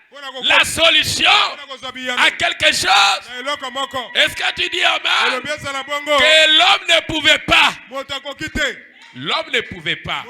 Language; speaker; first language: French; non-native, local second language; Lingala